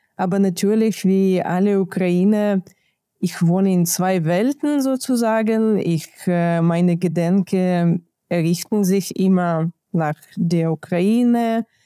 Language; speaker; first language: German; non-native, fluent; Ukrainian